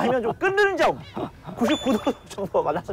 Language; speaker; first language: Korean; native; Korean